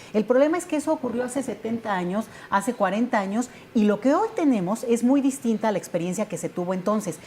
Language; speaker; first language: Spanish; native; Spanish